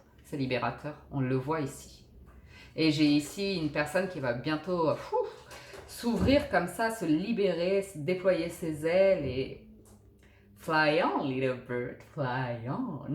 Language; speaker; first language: French; native; French